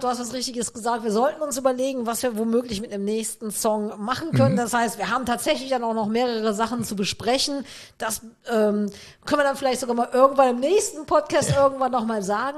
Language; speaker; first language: German; native; German